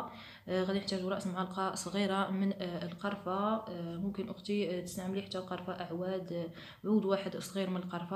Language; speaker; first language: Arabic; native; Arabic